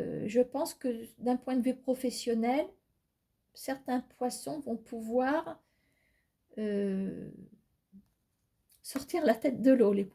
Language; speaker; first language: French; native; French